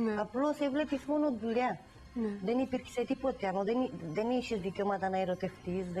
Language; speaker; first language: Greek; non-native, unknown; Romanian